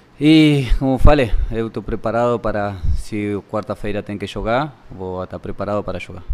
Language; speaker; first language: Portuguese; non-native, learner; Spanish